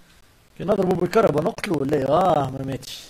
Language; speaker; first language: Arabic; native; Arabic